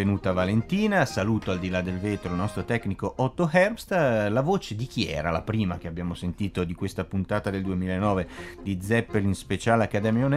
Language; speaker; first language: Italian; native; Italian